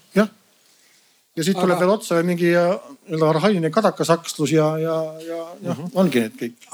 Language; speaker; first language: Estonian; native; Estonian